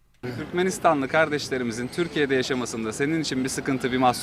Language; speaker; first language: Turkish; native; Turkish